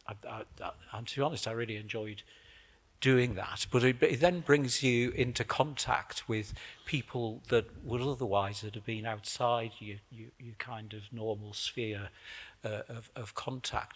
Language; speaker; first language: English; native; English